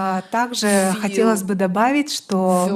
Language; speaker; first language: Russian; native; Russian